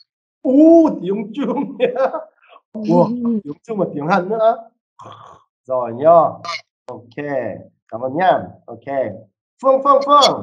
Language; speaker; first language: Vietnamese; non-native, fluent; Korean